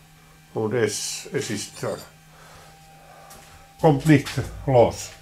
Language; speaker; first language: German; non-native, learner; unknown